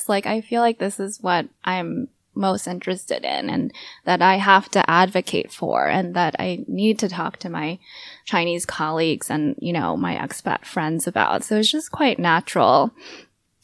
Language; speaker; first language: English; native; English